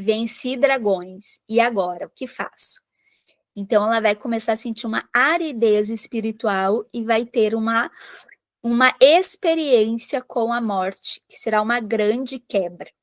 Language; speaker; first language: Portuguese; native; Portuguese